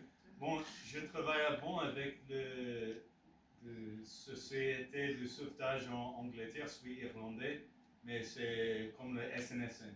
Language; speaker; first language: French; non-native, learner; English